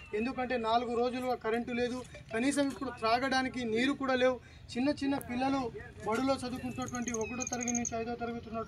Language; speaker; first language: Telugu; non-native, local second language; Lambadi